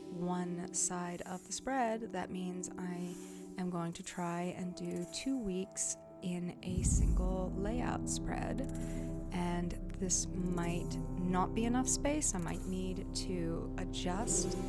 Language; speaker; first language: English; native; English